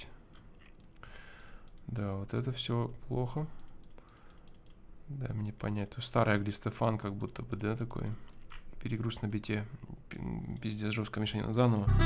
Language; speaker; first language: Russian; native; Russian